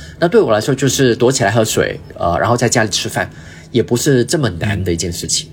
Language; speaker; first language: Chinese; early bilingual, heritage; Chinese